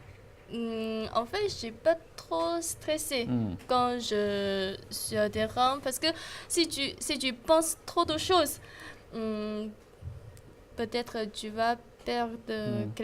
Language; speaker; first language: French; non-native, learner; Chinese